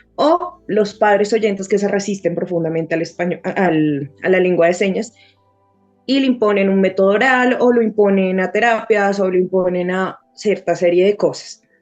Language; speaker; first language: Spanish; native; Spanish